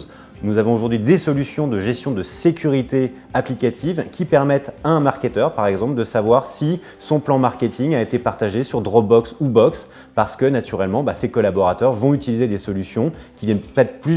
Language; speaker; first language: French; native; French